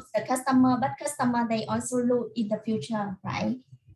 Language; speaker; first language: English; non-native, learner; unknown